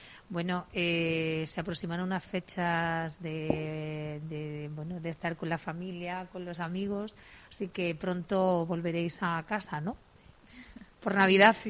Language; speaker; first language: Spanish; native; Spanish